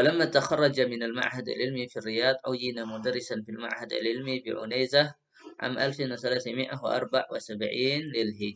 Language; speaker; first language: Arabic; non-native, fluent; Indonesian